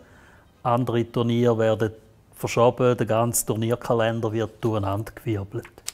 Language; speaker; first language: German; native; German